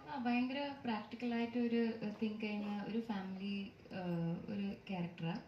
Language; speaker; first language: Malayalam; early bilingual, heritage; Malayalam